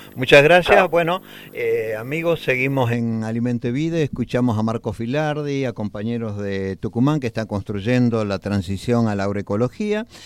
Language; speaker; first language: Spanish; native; Spanish